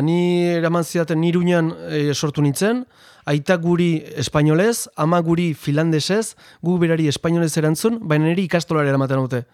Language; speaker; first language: Basque; non-native, fluent; Spanish